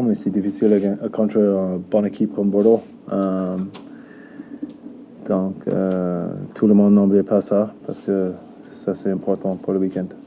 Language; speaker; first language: French; non-native, learner; English